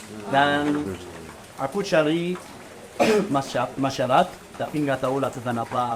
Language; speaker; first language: Indonesian; non-native, learner; French